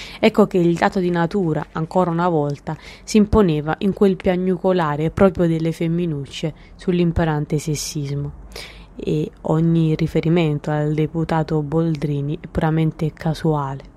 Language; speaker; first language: Italian; native; Italian